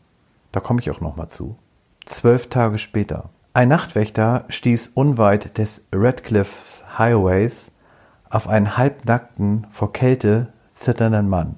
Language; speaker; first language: German; native; German